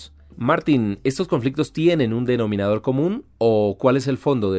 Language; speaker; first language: Spanish; native; Spanish